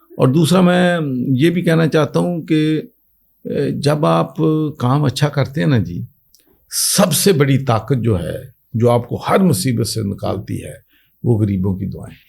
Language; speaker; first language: Urdu; non-native, local second language; Punjabi